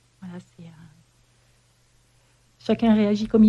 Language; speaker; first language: French; native; French